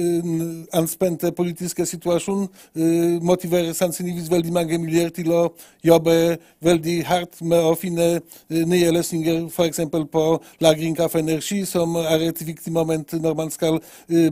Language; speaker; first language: Norwegian; non-native, fluent; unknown